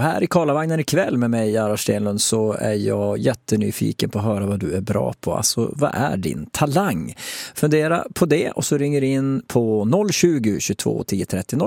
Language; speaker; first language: Swedish; native; Swedish